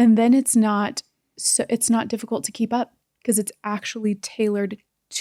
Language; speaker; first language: English; native; English